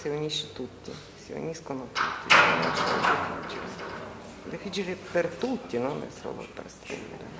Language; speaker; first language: Italian; non-native, learner; Ukrainian